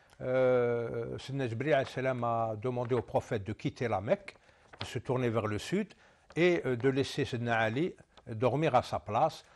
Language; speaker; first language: French; non-native, local second language; Arabic